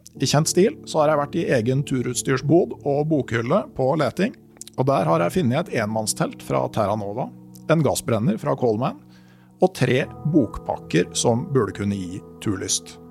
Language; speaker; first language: Norwegian; native; Norwegian